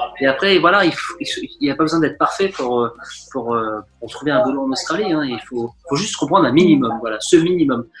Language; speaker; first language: French; native; French